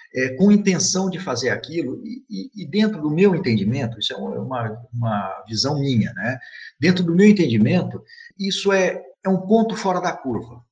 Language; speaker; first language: Portuguese; native; Portuguese